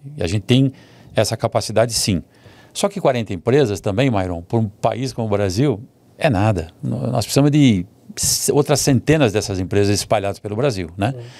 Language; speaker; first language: Portuguese; early bilingual, other home language; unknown